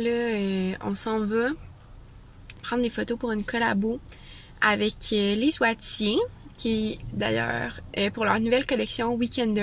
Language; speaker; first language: French; native; French